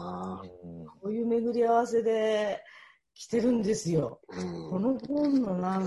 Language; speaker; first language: Japanese; native; Japanese